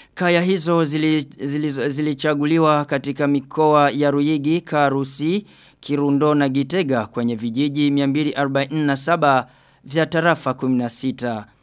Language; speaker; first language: Swahili; non-native, local second language; Rundi